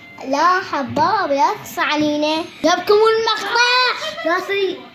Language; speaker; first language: Arabic; native; Arabic